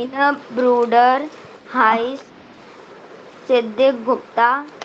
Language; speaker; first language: German; non-native, learner; Hindi